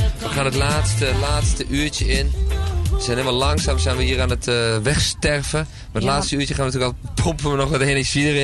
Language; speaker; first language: Dutch; native; Dutch